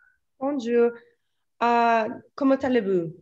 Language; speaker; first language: French; non-native, learner; English